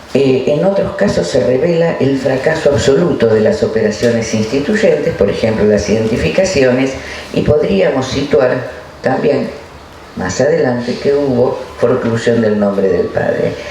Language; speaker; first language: Spanish; native; Spanish